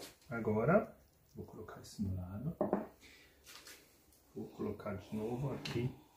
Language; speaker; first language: Portuguese; non-native, fluent; German